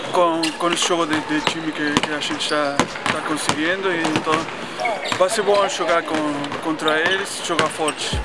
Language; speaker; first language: Portuguese; non-native, fluent; Spanish